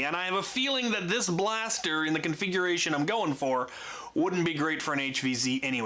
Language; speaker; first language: English; native; English